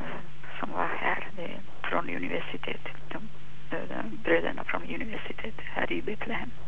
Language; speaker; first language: Swedish; non-native, fluent; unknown